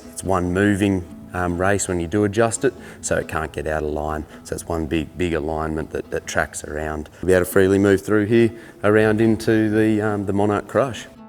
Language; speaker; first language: English; native; English